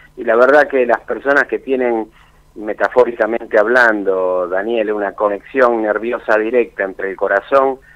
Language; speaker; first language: Spanish; native; Spanish